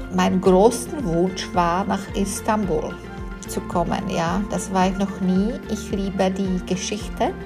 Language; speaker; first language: German; non-native, fluent; Czech